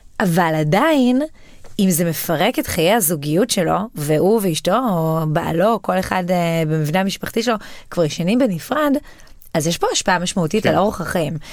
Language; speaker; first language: Hebrew; native; Hebrew